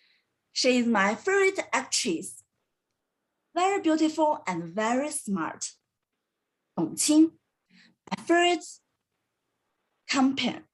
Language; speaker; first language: English; non-native, learner; Chinese